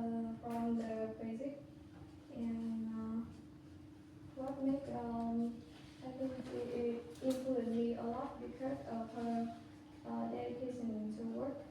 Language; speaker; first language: English; non-native, learner; Vietnamese